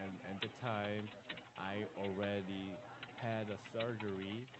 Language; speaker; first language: English; non-native, learner; Korean